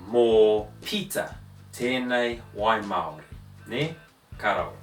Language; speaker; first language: Māori; non-native, local second language; English